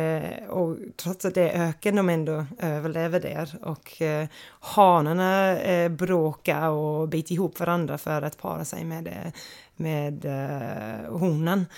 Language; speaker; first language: Swedish; non-native, fluent; English